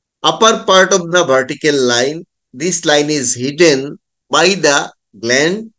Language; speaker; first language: English; non-native, local second language; Bangla